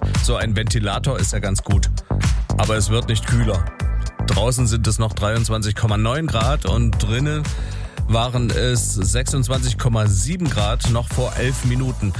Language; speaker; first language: German; native; German